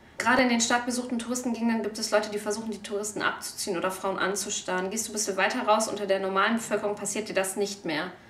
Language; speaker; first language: German; early bilingual, other home language; Turkish